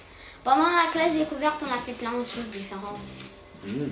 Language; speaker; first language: French; non-native, learner; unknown